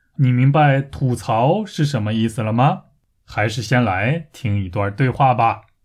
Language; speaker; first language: Chinese; native; Chinese